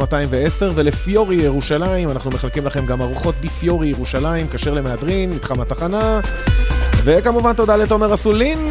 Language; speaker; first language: Hebrew; native; Hebrew